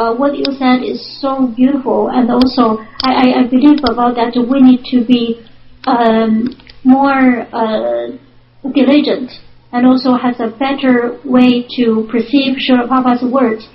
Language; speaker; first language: English; non-native, fluent; Chinese